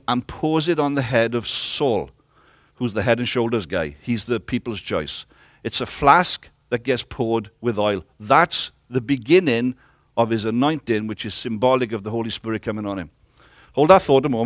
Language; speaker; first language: English; native; English